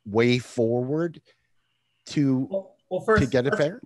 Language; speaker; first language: English; native; English